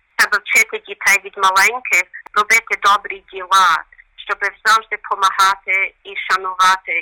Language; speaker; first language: Ukrainian; early bilingual, heritage; Ukrainian